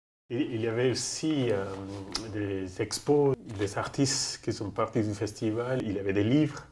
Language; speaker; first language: French; non-native, fluent; Spanish